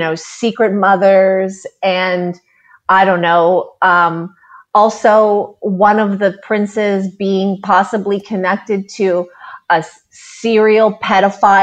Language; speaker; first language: English; native; English